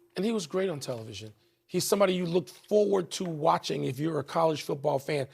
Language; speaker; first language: English; native; English